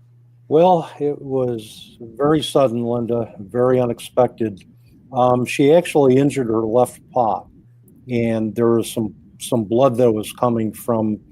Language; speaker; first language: English; native; English